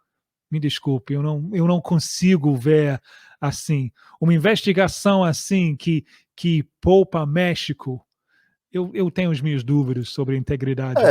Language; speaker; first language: Portuguese; non-native, fluent; English